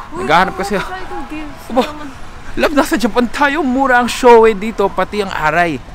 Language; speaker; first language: Filipino; native; Filipino